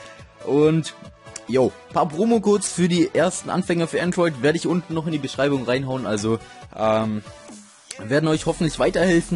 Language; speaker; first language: German; native; German